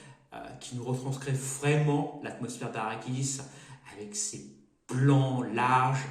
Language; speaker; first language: French; native; French